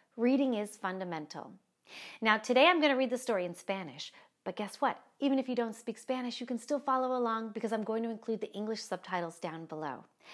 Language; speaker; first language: English; early bilingual, other home language; Spanish